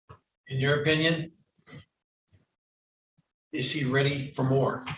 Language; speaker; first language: English; native; English